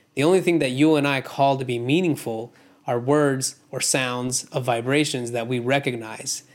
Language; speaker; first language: English; non-native, local second language; Hindi